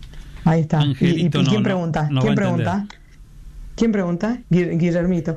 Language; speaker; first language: Spanish; native; Spanish